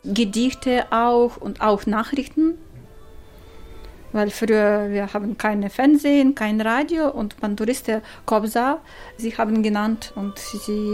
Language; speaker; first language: German; non-native, learner; Ukrainian